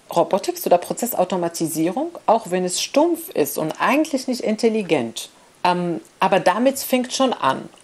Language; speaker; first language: German; non-native, fluent; Arabic